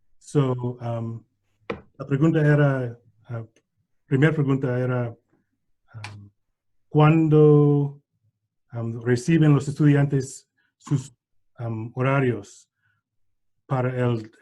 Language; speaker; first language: Spanish; non-native, learner; English